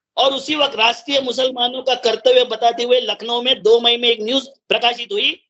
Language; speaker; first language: Hindi; non-native, local second language; Marathi